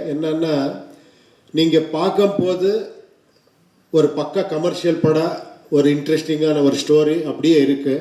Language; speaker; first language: Tamil; non-native, fluent; Kannada